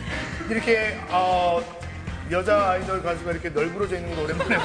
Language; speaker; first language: Korean; native; Korean